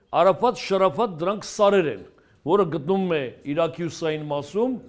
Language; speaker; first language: Armenian; non-native, local second language; Kurdish